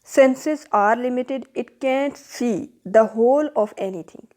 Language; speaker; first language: English; non-native, local second language; Urdu